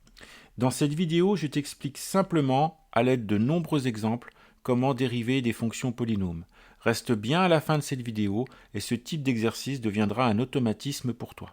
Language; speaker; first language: French; native; French